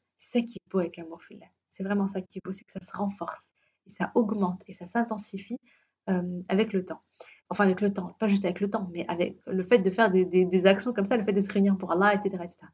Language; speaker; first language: French; early bilingual, other home language; Arabic